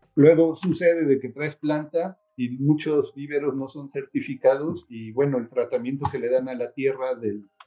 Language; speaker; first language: Spanish; native; Spanish